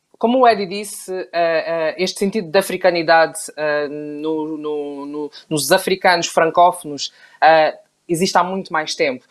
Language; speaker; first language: Portuguese; native; Portuguese